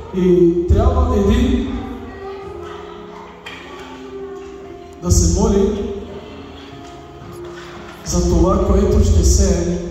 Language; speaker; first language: Bulgarian; non-native, local second language; Turkish